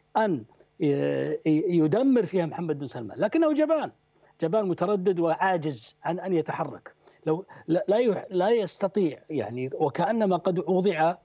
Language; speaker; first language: Arabic; native; Arabic